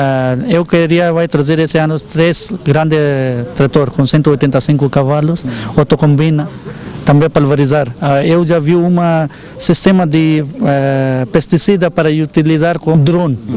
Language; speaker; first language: Portuguese; non-native, learner; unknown